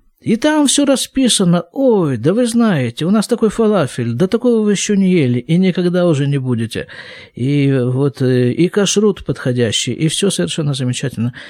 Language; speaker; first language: Russian; native; Russian